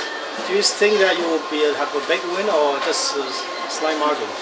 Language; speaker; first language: English; non-native, fluent; Chinese